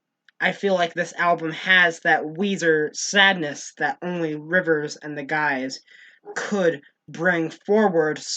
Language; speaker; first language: English; native; English